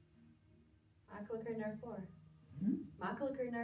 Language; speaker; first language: Dutch; non-native, fluent; Latvian